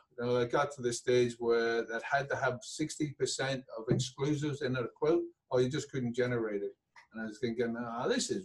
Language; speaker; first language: English; native; English